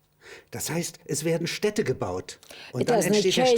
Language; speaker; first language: German; native; German